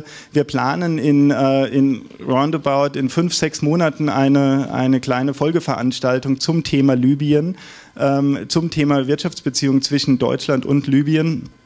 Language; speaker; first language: German; native; German